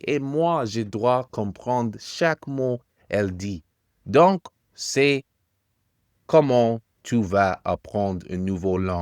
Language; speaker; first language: French; non-native, fluent; English